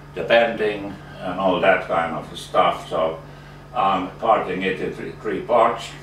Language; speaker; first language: English; non-native, fluent; Finnish